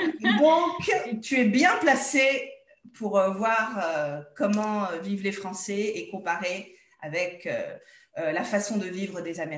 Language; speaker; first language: French; native; French